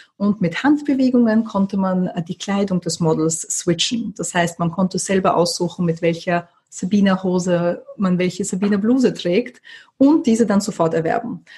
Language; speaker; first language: German; early bilingual, other home language; Russian